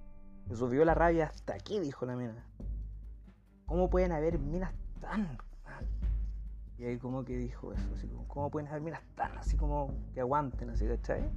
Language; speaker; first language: Spanish; native; Spanish